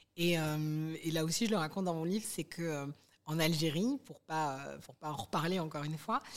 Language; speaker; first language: French; native; French